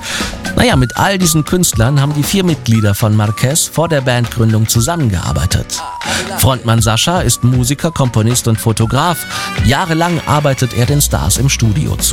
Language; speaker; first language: German; native; German